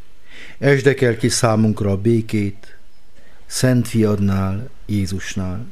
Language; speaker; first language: Hungarian; native; Hungarian